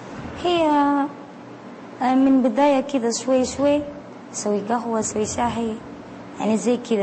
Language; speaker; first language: Arabic; non-native, learner; Indonesian